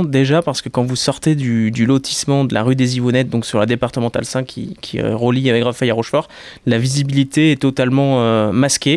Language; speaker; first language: French; native; French